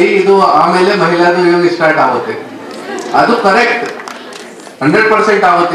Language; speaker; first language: Kannada; non-native, local second language; Hindi